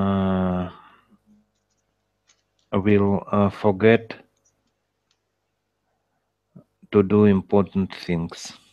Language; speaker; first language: English; non-native, learner; Russian